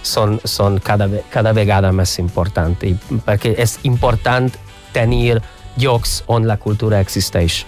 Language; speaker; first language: Catalan; non-native, fluent; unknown